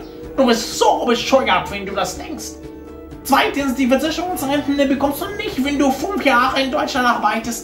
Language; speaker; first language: German; non-native, fluent; Arabic